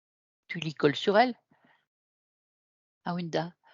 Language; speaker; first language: French; native; French